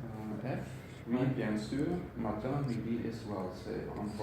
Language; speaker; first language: French; non-native, learner; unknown